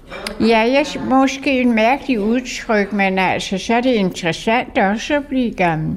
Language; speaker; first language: Danish; native; Danish